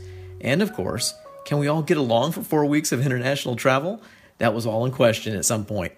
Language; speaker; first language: English; native; English